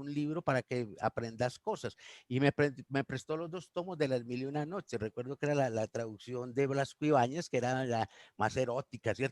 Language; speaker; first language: Spanish; native; Spanish